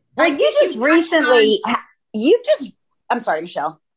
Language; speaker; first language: English; native; English